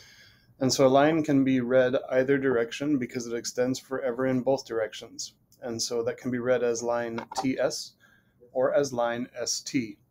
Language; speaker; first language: English; native; English